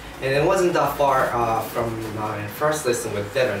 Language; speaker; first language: English; non-native, fluent; Japanese